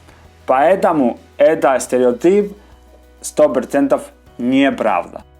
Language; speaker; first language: Russian; non-native, learner; Spanish